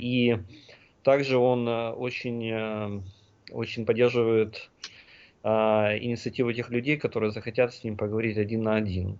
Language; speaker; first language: Russian; native; Russian